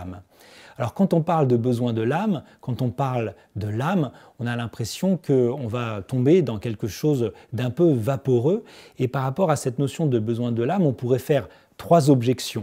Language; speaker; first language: French; native; French